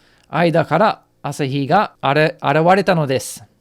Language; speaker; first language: Japanese; non-native, fluent; English